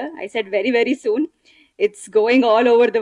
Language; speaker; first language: Tamil; non-native, learner; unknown